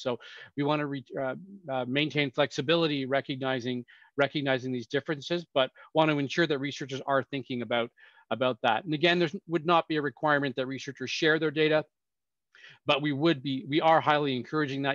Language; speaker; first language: English; native; English